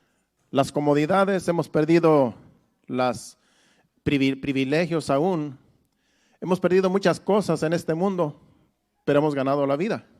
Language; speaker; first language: Spanish; native; Spanish